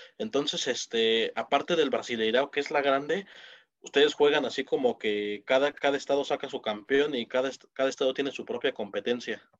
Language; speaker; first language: Spanish; native; Spanish